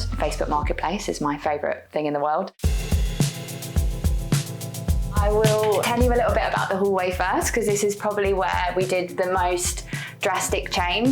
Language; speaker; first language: English; native; English